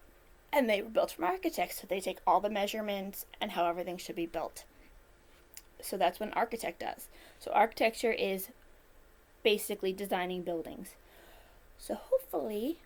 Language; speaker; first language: English; native; English